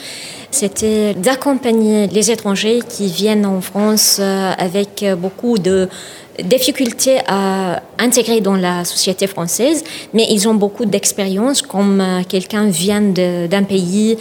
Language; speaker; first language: French; non-native, fluent; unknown